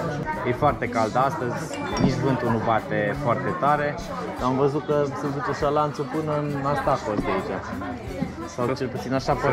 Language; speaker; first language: Romanian; native; Romanian